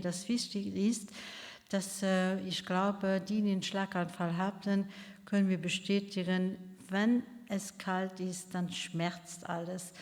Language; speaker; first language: German; non-native, local second language; Luxembourgish